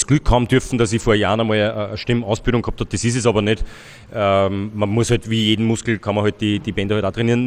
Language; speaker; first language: German; native; German